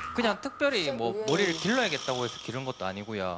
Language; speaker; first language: Korean; native; Korean